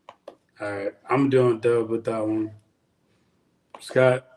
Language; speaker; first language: English; native; English